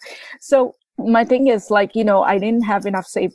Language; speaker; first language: English; non-native, local second language; Bangla